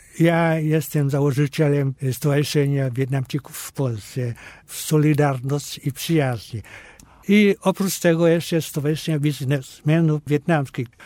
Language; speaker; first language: Polish; non-native, fluent; Vietnamese